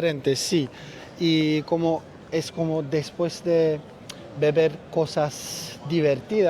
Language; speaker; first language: Spanish; non-native, learner; Turkish